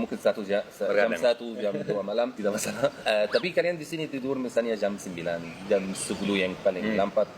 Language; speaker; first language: Indonesian; non-native, fluent; Arabic